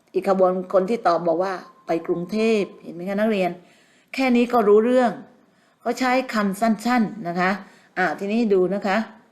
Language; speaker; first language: Thai; native; Thai